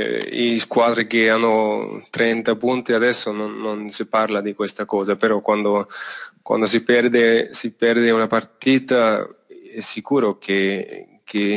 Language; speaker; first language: Italian; non-native, fluent; German